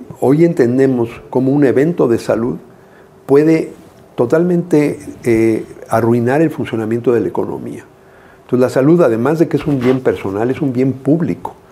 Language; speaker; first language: Spanish; native; Spanish